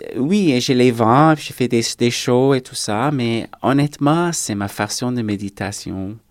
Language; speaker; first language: French; native; French